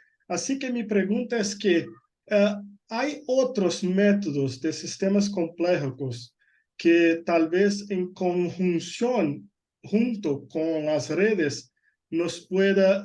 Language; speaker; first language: Spanish; non-native, fluent; Portuguese